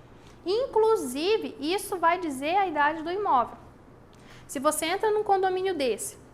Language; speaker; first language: Portuguese; native; Portuguese